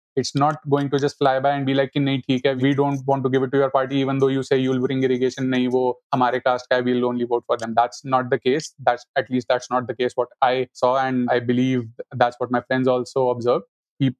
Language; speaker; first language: English; non-native, local second language; Hindi